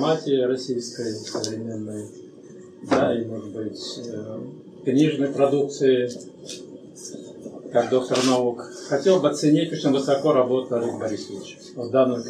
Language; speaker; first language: Russian; native; Russian